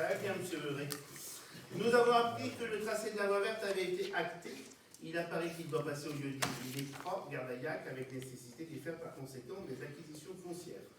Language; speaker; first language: French; native; French